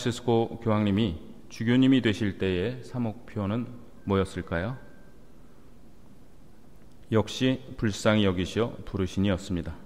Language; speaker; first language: Korean; native; Korean